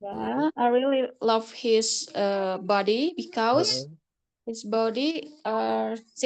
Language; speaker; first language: English; non-native, learner; Indonesian